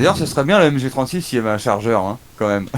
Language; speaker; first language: French; native; French